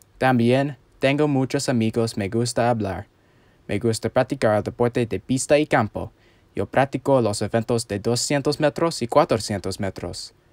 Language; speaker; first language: Spanish; non-native, learner; English